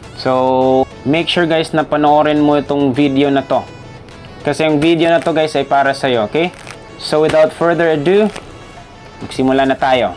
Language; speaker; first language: Filipino; non-native, local second language; Cebuano